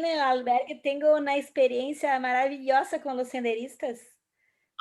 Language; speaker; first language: Spanish; non-native, fluent; Portuguese